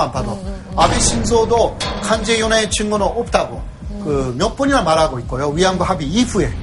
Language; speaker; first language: Korean; non-native, fluent; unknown